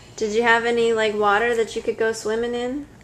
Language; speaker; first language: English; native; English